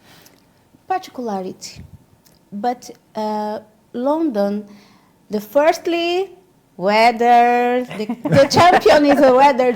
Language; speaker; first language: English; non-native, learner; Portuguese